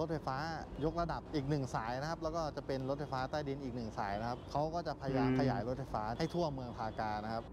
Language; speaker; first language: Thai; native; Thai